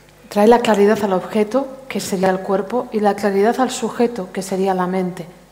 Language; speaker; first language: Spanish; native; Spanish